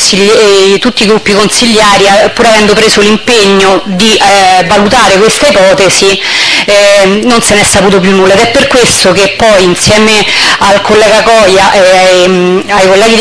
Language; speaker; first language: Italian; native; Italian